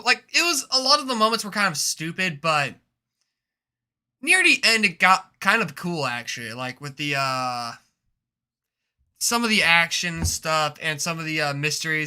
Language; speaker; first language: English; native; English